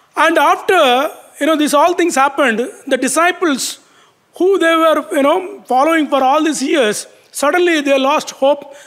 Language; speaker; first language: English; non-native, local second language; Tamil